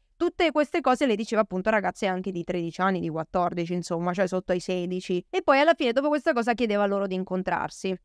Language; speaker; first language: Italian; native; Italian